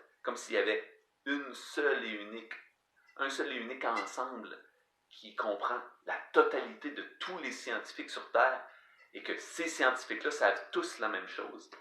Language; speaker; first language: French; native; French